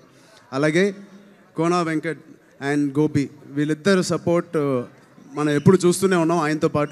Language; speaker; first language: Telugu; native; Telugu